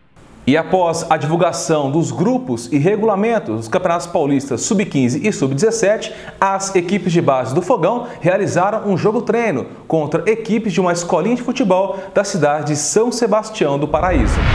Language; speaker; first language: Portuguese; native; Portuguese